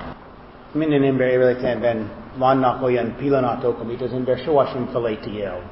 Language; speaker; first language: Hungarian; non-native, fluent; English